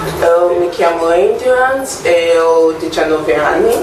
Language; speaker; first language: Italian; non-native, learner; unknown